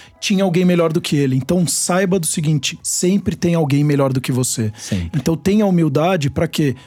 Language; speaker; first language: Portuguese; native; Portuguese